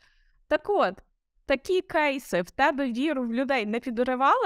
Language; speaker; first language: Ukrainian; native; Ukrainian